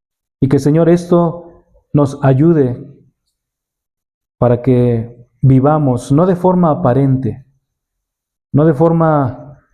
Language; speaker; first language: Spanish; native; Spanish